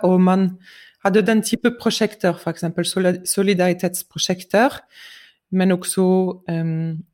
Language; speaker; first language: Norwegian; non-native, fluent; French